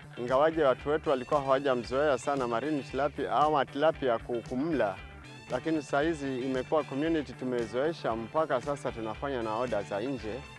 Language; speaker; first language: Swahili; native; Swahili